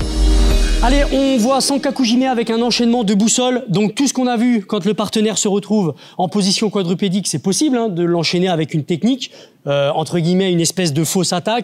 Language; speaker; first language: French; native; French